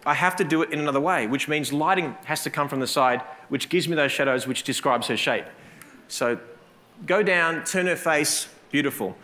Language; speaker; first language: English; native; English